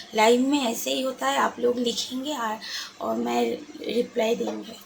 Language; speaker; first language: Hindi; non-native, local second language; Bangla